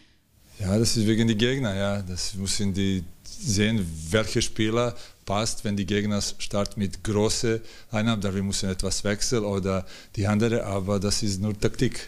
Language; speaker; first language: German; non-native, learner; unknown